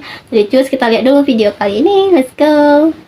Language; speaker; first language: Indonesian; native; Indonesian